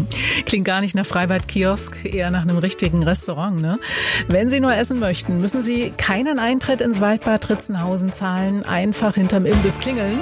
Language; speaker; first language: German; native; German